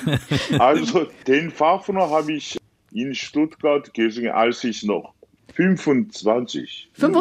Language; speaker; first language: German; non-native, fluent; Korean